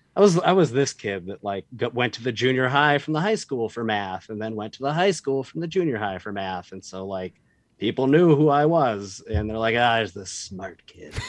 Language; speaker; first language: English; native; English